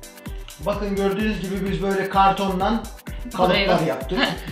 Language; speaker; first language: Turkish; native; Turkish